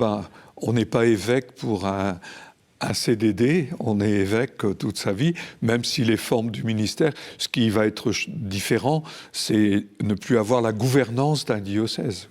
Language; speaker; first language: French; native; French